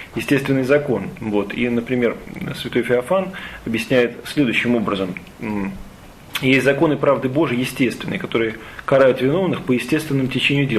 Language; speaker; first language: Russian; native; Russian